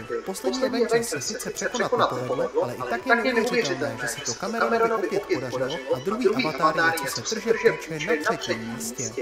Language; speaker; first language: Czech; native; Czech